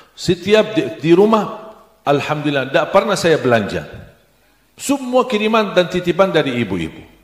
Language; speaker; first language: Indonesian; non-native, fluent; Arabic